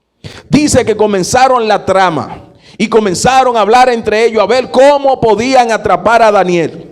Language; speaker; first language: Spanish; native; Spanish